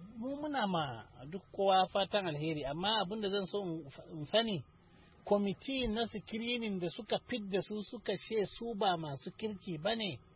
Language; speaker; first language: Hausa; non-native, local second language; Fula